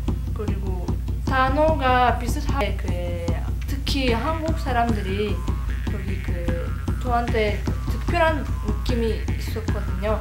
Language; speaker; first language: Korean; non-native, learner; Yakut